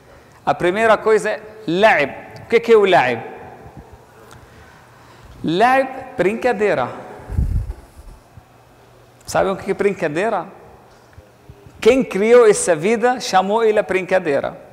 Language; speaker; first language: Portuguese; non-native, learner; Arabic